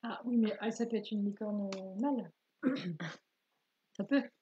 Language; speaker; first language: French; native; French